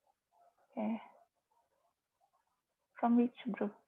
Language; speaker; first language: English; non-native, learner; Indonesian